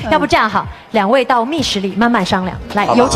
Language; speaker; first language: Chinese; native; Chinese